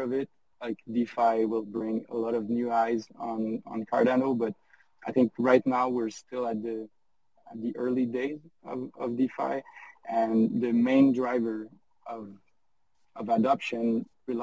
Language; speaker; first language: English; non-native, fluent; French